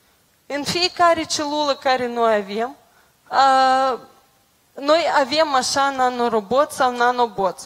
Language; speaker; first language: Romanian; non-native, local second language; Russian